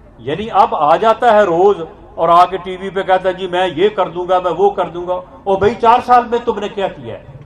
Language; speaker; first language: Urdu; non-native, local second language; Punjabi